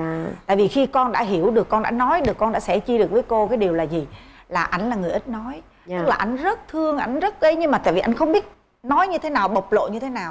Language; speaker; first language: Vietnamese; native; Vietnamese